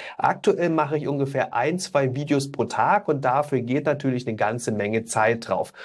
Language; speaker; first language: German; native; German